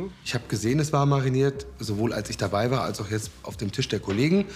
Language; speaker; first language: German; native; German